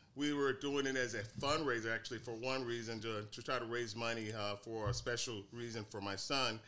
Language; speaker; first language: English; native; English